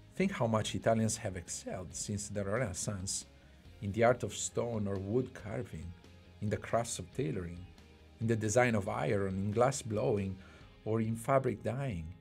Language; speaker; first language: English; non-native, fluent; Italian